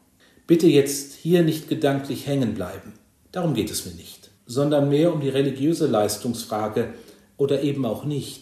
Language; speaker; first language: German; native; German